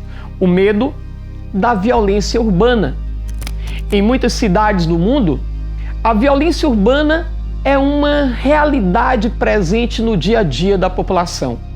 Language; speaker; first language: Portuguese; native; Portuguese